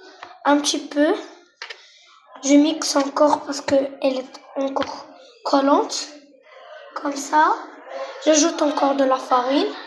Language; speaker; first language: French; non-native, local second language; Arabic